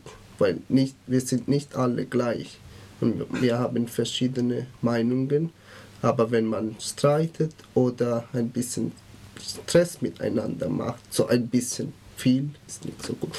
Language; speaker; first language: German; non-native, fluent; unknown